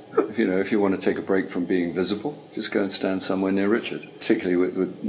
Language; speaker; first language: English; native; English